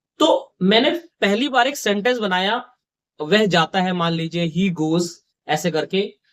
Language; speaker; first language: Hindi; native; Hindi